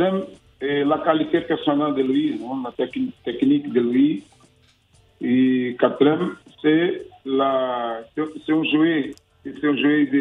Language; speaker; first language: French; non-native, learner; Portuguese